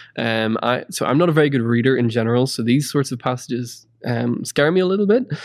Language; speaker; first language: English; native; English